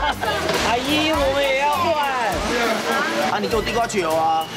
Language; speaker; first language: Chinese; native; Chinese